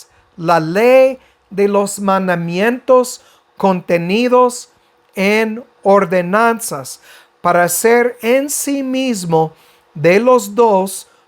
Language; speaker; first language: Spanish; non-native, fluent; English